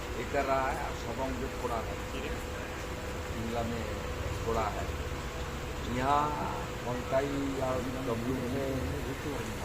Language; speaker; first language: Hindi; non-native, local second language; Bangla